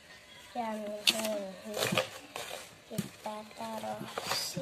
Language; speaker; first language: Indonesian; native; Indonesian